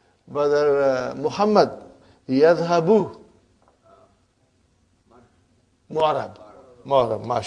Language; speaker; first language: Arabic; non-native, fluent; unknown